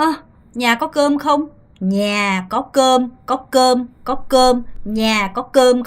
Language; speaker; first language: Vietnamese; non-native, fluent; Korean